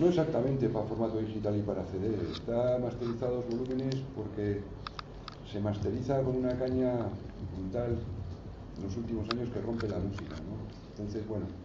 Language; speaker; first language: Spanish; native; Spanish